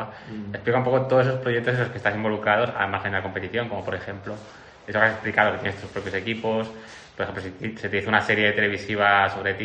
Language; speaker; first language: Spanish; native; Spanish